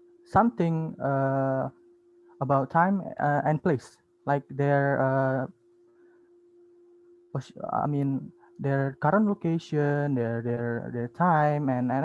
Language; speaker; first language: English; non-native, learner; Indonesian